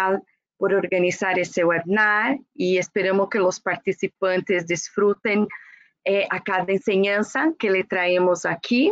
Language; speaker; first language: Spanish; non-native, fluent; Portuguese